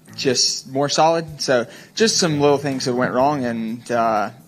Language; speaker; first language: English; native; English